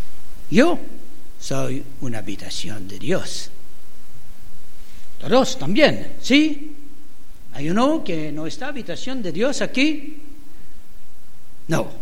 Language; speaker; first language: Spanish; non-native, learner; French